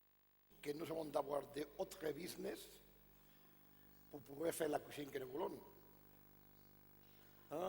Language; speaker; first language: French; non-native, fluent; Catalan